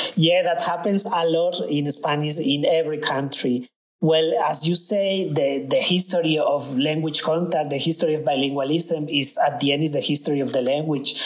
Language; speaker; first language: English; non-native, fluent; Spanish